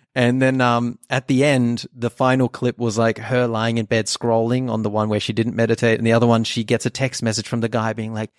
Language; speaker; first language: English; non-native, local second language; German